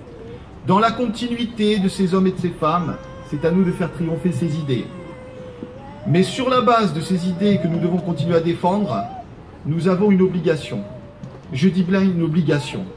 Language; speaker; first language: French; native; French